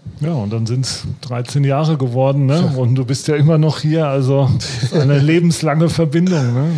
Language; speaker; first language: German; native; German